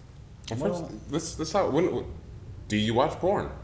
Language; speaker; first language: English; native; English